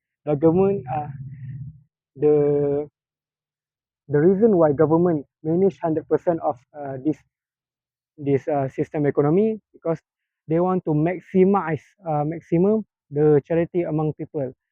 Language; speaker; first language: English; non-native, local second language; Malay